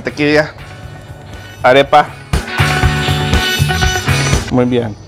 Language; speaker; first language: Spanish; non-native, learner; Dutch